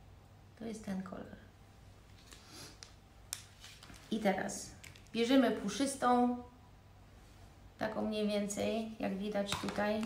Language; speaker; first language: Polish; early bilingual, heritage; Polish